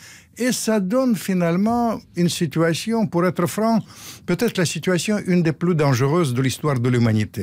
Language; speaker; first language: French; non-native, fluent; Russian